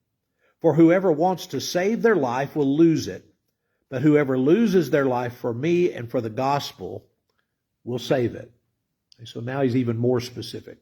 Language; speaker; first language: English; native; English